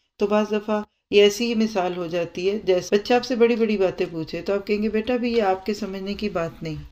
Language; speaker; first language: Urdu; native; Urdu